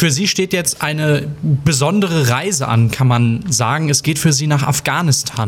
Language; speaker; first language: German; native; German